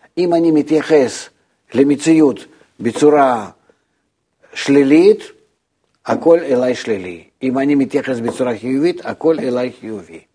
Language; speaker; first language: Hebrew; non-native, fluent; Russian